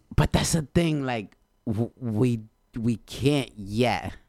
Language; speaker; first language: English; non-native, fluent; Spanish